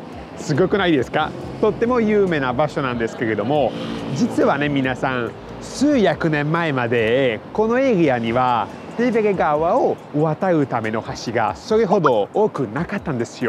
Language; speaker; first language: Japanese; non-native, fluent; Italian